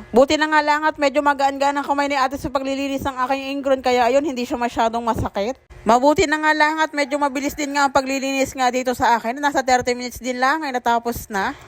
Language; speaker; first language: Filipino; native; Filipino